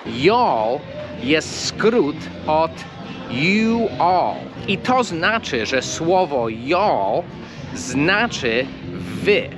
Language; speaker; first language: Polish; non-native, fluent; English